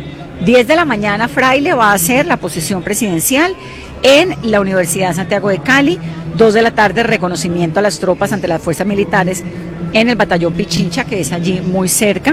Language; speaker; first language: Spanish; native; Spanish